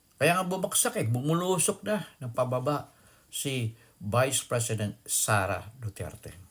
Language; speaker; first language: Filipino; native; Filipino